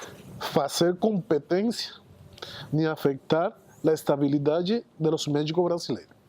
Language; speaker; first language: Portuguese; non-native, fluent; Spanish